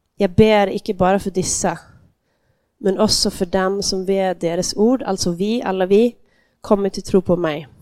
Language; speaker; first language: Swedish; native; Swedish